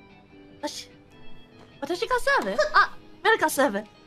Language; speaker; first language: Japanese; non-native, learner; English